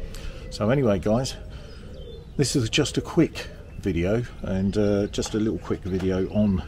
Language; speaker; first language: English; native; English